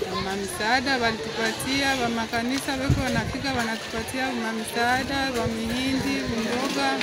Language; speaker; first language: Swahili; native; Swahili